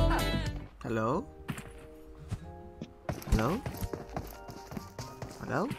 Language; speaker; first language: English; non-native, local second language; Filipino